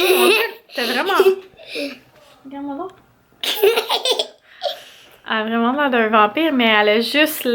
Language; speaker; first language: French; native; French